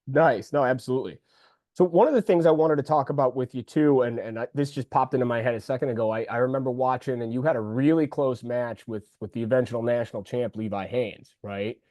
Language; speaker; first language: English; native; English